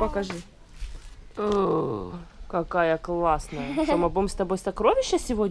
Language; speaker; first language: Russian; native; Russian